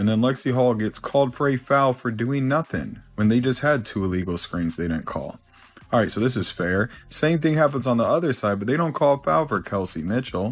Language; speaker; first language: English; native; English